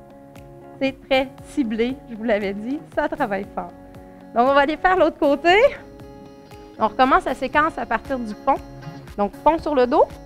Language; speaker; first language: French; native; French